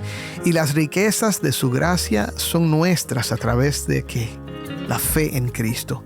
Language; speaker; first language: Spanish; native; Spanish